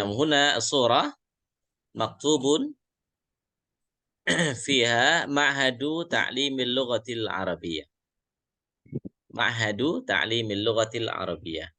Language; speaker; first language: Arabic; non-native, fluent; Indonesian